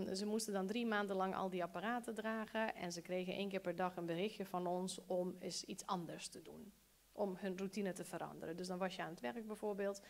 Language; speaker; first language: Dutch; early bilingual, other home language; Bosnian